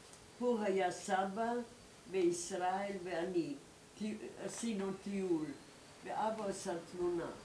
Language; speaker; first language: Hebrew; non-native, learner; German